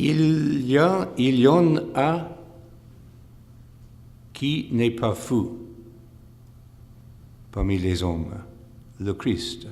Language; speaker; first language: French; non-native, fluent; English